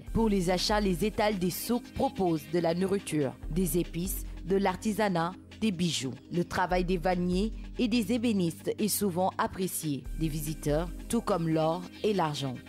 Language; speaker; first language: French; non-native, local second language; Wolof